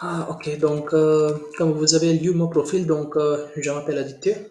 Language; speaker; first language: French; non-native, learner; Hindi